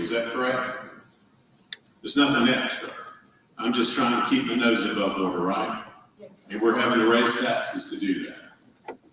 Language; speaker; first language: English; native; English